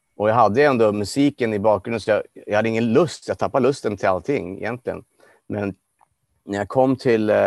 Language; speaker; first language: Swedish; non-native, fluent; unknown